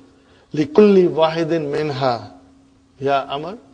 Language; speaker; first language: Arabic; non-native, learner; Urdu